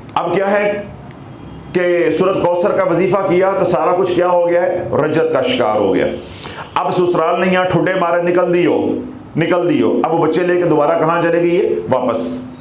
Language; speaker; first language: Urdu; non-native, local second language; Punjabi